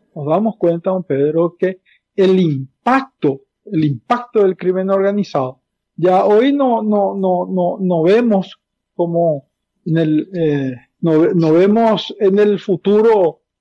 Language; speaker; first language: Spanish; native; Spanish